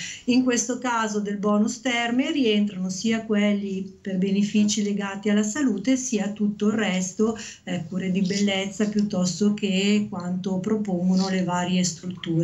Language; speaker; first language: Italian; native; Italian